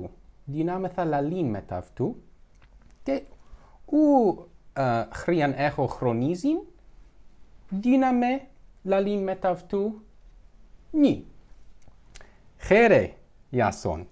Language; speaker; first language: Greek; non-native, learner; English